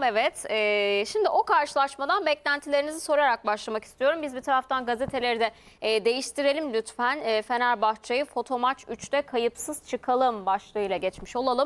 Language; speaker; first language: Turkish; native; Turkish